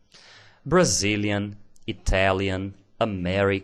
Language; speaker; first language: English; non-native, fluent; Portuguese